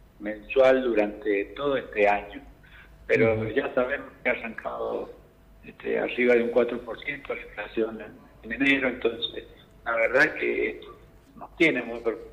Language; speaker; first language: Spanish; native; Spanish